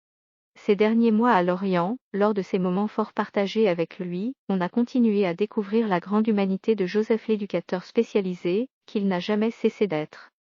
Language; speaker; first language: French; native; French